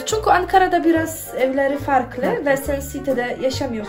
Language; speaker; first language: Turkish; non-native, learner; Polish